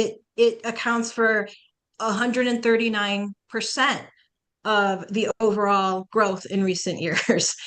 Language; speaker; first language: English; early bilingual, other home language; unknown